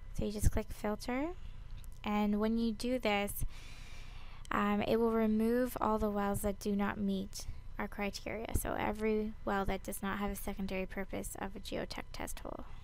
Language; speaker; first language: English; native; English